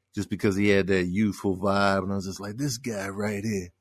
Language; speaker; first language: English; native; English